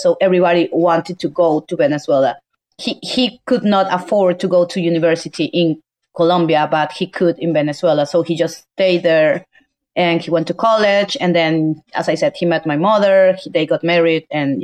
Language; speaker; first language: English; non-native, fluent; Spanish